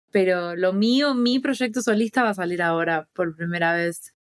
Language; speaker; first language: Spanish; native; Spanish